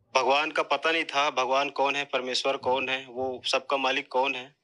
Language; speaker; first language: Hindi; native; Hindi